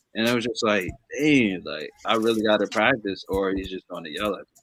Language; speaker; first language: English; native; English